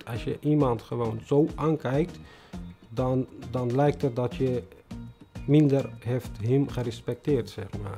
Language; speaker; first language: Dutch; non-native, fluent; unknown